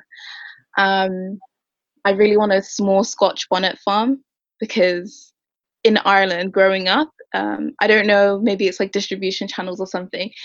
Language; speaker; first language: English; native; English